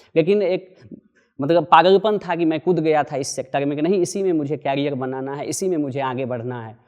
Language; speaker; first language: Hindi; non-native, local second language; Maithili